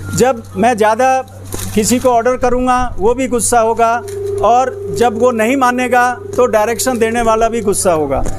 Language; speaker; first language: Hindi; native; Hindi